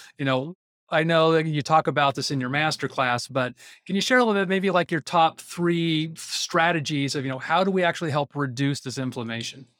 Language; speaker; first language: English; native; English